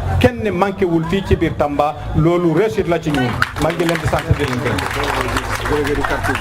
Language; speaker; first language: Wolof; non-native, local second language; Fula